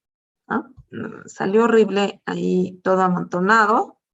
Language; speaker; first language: Spanish; native; Spanish